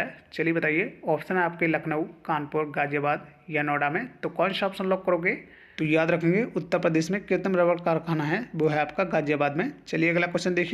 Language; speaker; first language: Hindi; native; Hindi